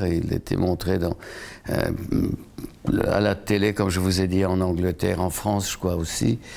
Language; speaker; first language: French; non-native, fluent; Polish